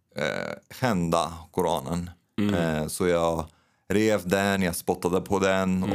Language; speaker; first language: Swedish; non-native, fluent; Arabic